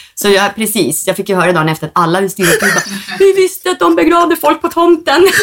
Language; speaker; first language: Swedish; early bilingual, other home language; Spanish